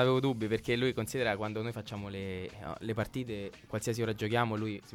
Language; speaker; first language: Italian; native; Italian